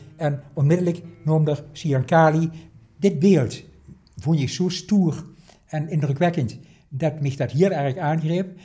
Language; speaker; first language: Dutch; native; Dutch